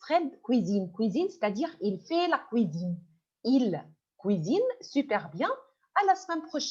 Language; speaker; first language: French; non-native, fluent; Arabic